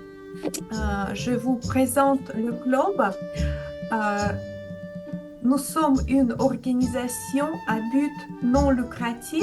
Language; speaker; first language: French; non-native, fluent; Russian